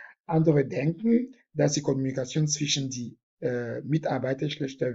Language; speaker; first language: German; non-native, fluent; French